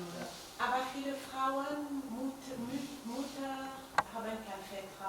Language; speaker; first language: German; non-native, learner; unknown